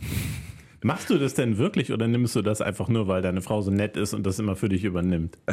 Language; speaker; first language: German; native; German